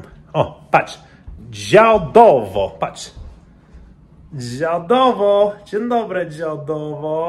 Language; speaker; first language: Polish; non-native, learner; English